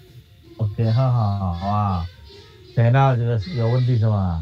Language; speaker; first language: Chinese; non-native, learner; Indonesian